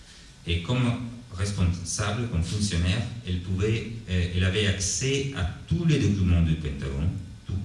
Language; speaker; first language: French; non-native, learner; Italian